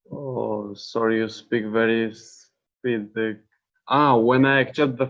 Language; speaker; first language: English; non-native, learner; Romanian